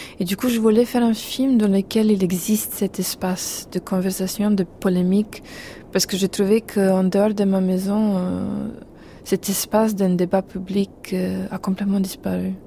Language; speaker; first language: French; non-native, fluent; Serbian